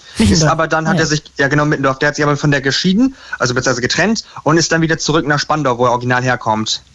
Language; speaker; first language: German; native; German